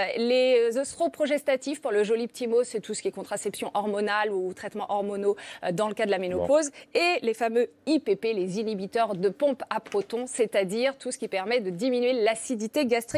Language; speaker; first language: French; native; French